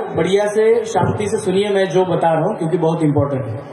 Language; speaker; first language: Hindi; non-native, local second language; Marathi